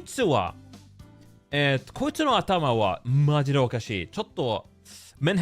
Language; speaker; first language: Japanese; non-native, learner; English